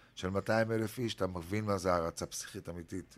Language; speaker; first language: Hebrew; native; Hebrew